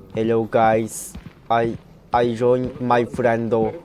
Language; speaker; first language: English; non-native, learner; Turkish